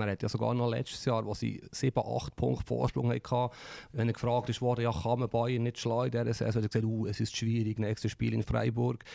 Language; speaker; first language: German; native; German